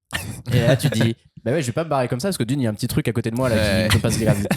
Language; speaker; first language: French; native; French